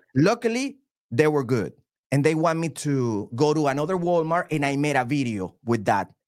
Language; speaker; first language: English; non-native, fluent; Spanish